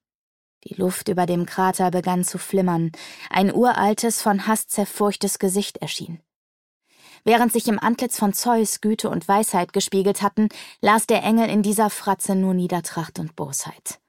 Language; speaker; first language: German; native; German